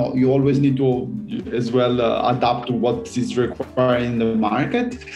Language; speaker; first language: English; non-native, fluent; Italian